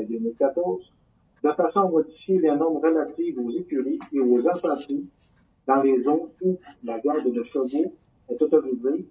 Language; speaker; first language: French; native; French